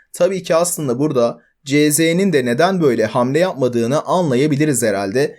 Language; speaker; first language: Turkish; native; Turkish